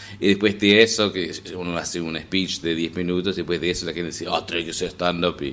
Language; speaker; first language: Spanish; non-native, fluent; English